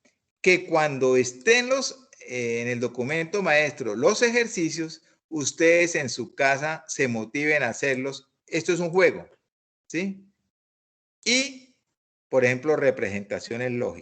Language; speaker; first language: Spanish; native; Spanish